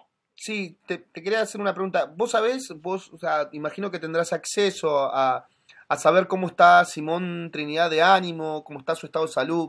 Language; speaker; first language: Spanish; native; Spanish